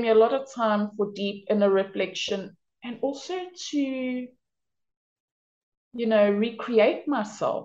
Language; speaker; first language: English; native; English